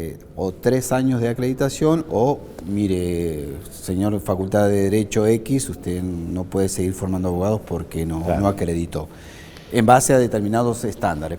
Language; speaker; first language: Spanish; native; Spanish